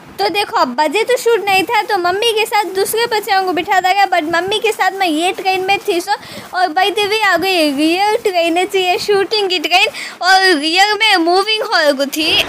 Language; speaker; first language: Hindi; non-native, local second language; Urdu